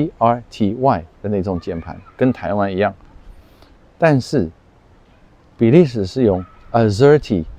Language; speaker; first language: Chinese; non-native, fluent; Dutch